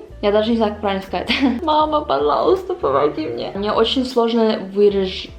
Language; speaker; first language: Russian; early bilingual, heritage; Russian